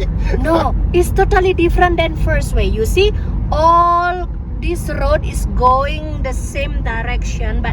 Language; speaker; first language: English; non-native, fluent; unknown